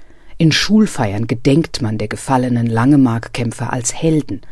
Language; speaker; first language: German; native; German